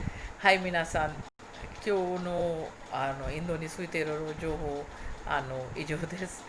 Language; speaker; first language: Japanese; non-native, fluent; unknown